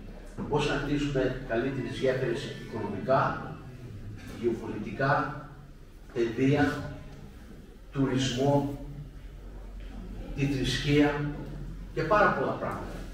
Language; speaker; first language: Greek; early bilingual, heritage; Greek